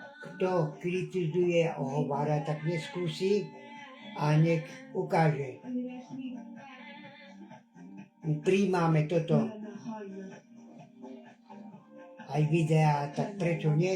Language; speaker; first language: Slovak; non-native, local second language; Hungarian